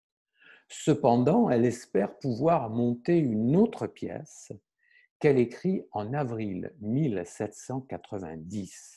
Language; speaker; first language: French; native; French